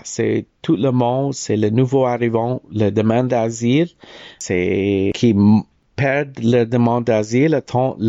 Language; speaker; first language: French; non-native, learner; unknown